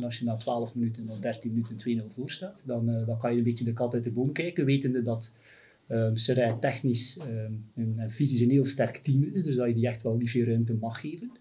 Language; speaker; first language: Dutch; native; Dutch